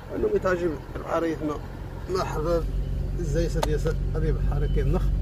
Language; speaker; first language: Arabic; non-native, local second language; Riffian